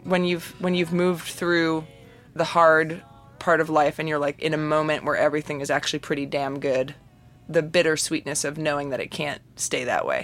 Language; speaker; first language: English; native; English